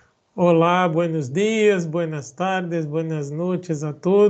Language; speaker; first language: Spanish; non-native, learner; Portuguese